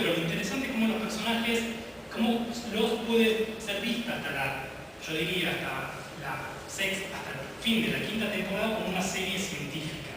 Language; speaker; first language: Spanish; native; Spanish